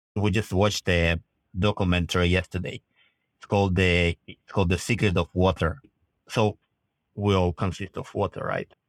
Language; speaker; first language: English; non-native, fluent; Russian